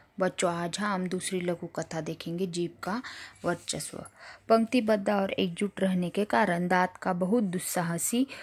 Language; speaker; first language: Hindi; non-native, local second language; Marathi